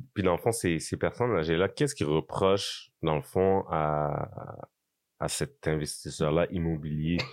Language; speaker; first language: French; native; French